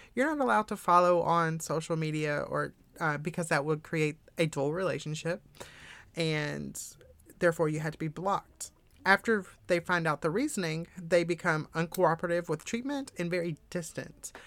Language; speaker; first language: English; early bilingual, other home language; German